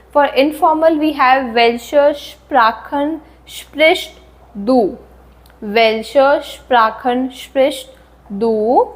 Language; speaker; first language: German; non-native, fluent; Hindi